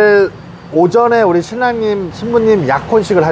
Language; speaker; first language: Korean; native; Korean